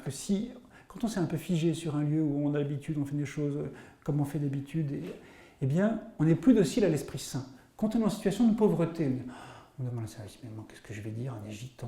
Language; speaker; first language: French; native; French